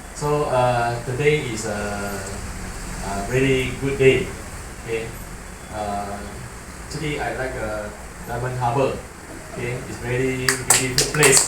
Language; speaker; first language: English; non-native, learner; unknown